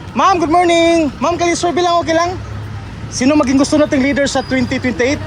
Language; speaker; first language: Filipino; native; Filipino